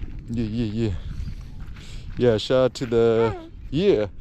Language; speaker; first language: English; early bilingual, other home language; Korean